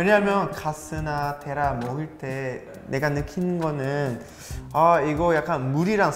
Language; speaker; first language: Korean; non-native, learner; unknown